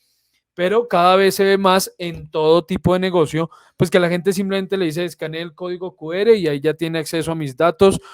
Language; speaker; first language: Spanish; native; Spanish